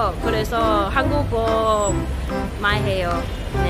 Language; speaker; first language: Korean; non-native, learner; Cantonese